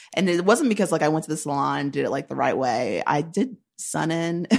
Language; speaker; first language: English; native; English